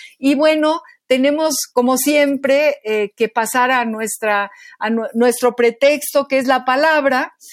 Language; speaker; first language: Spanish; native; Spanish